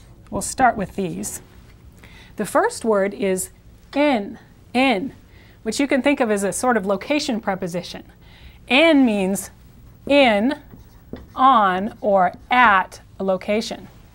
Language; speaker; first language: English; native; English